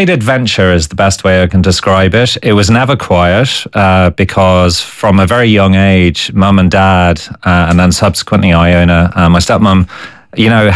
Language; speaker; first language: English; native; English